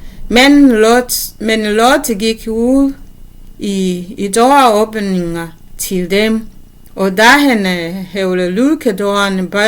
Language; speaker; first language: Danish; non-native, learner; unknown